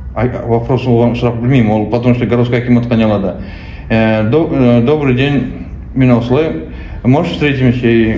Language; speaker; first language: Russian; non-native, local second language; Kazakh